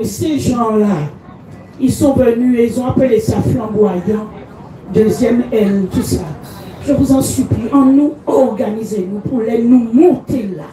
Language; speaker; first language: French; native; French